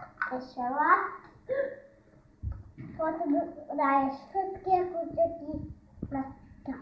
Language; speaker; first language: Polish; early bilingual, heritage; Polish